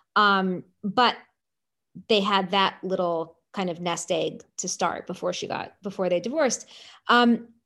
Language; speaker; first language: English; native; English